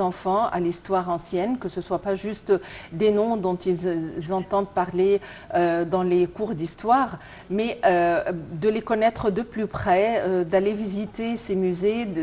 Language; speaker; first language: French; non-native, fluent; Arabic